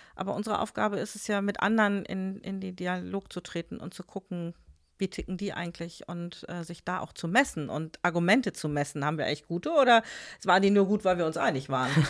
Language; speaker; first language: German; native; German